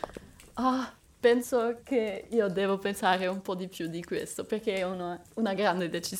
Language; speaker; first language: Italian; non-native, learner; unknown